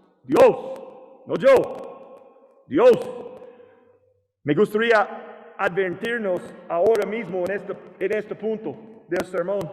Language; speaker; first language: Spanish; non-native, learner; English